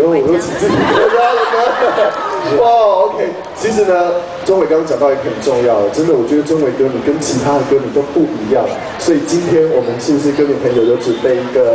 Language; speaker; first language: Chinese; native; Chinese